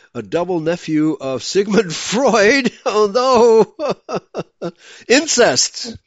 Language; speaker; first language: English; native; English